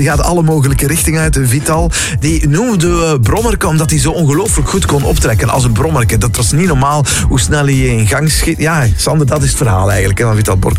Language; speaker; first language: Dutch; native; Dutch